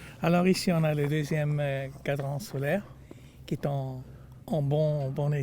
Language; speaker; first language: French; non-native, fluent; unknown